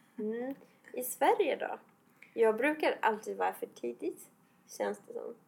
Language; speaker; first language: Swedish; non-native, fluent; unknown